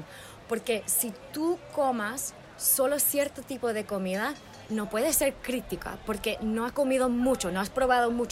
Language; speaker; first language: Spanish; early bilingual, heritage; English